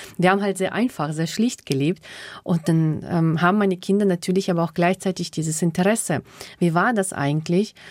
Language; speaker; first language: German; early bilingual, other home language; Russian